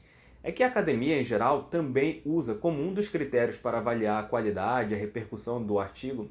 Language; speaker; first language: Portuguese; native; Portuguese